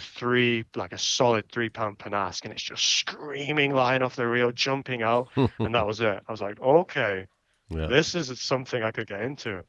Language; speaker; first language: English; native; English